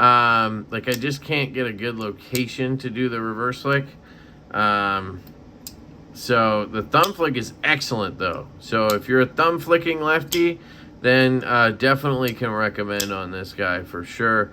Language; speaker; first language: English; native; English